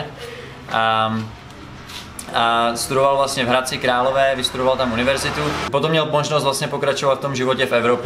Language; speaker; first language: Czech; native; Czech